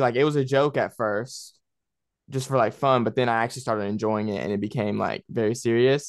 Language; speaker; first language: English; native; English